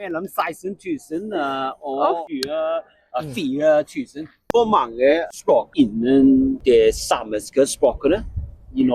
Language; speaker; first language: Norwegian; non-native, learner; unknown